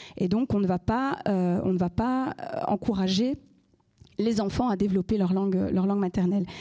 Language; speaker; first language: French; native; French